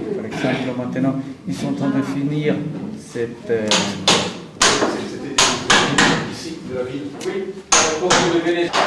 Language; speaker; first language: French; non-native, fluent; Spanish